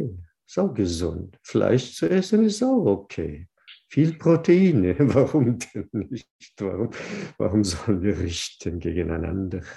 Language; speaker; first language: German; non-native, fluent; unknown